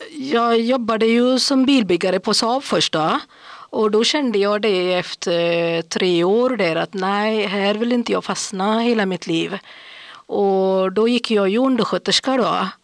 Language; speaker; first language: Swedish; non-native, fluent; English